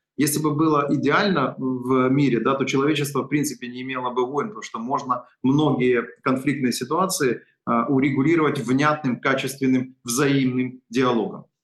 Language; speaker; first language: Russian; non-native, local second language; Ukrainian